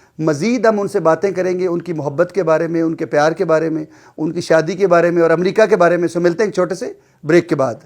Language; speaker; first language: Urdu; non-native, local second language; Punjabi